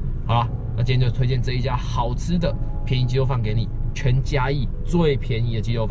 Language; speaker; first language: Chinese; native; Chinese